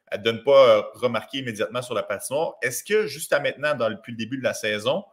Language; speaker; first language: French; native; French